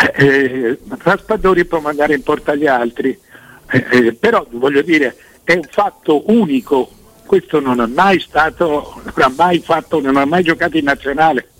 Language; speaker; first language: Italian; native; Italian